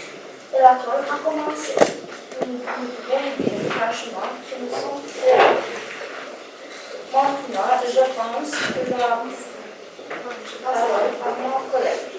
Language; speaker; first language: French; non-native, learner; Romanian